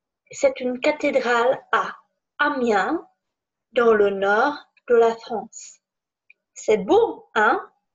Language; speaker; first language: French; non-native, fluent; Czech